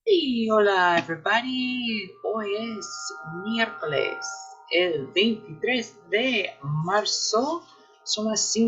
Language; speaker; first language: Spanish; non-native, fluent; English